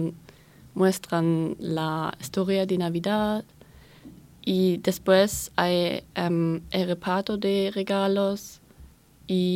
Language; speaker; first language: Spanish; non-native, learner; German